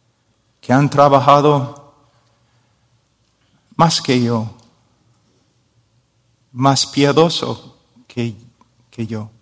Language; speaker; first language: Spanish; non-native, fluent; English